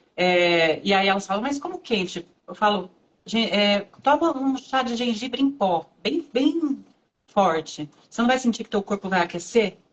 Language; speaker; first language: Portuguese; native; Portuguese